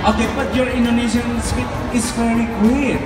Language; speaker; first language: English; non-native, learner; Indonesian